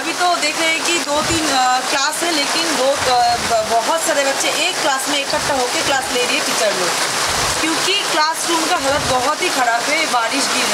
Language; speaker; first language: Hindi; non-native, local second language; Bangla